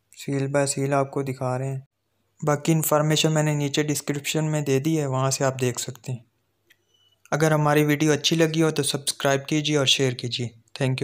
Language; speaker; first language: Urdu; native; Urdu